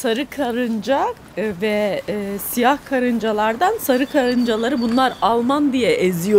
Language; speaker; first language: Turkish; native; Turkish